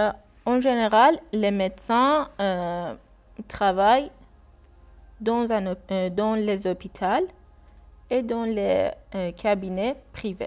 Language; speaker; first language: French; non-native, learner; Persian